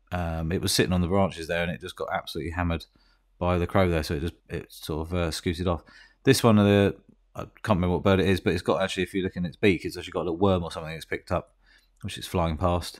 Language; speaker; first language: English; native; English